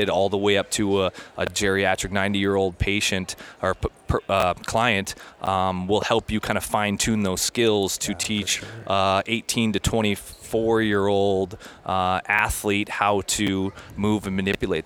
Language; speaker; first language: English; native; English